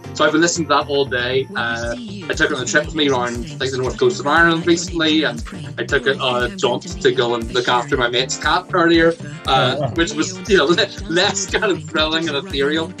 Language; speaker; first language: English; native; English